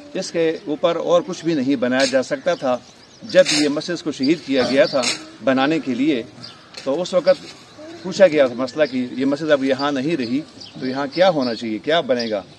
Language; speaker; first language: Urdu; non-native, local second language; Pashto